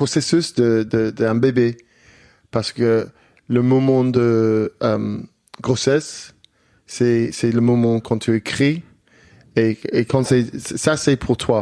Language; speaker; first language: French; non-native, learner; English